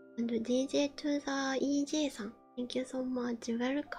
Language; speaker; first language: English; non-native, learner; Japanese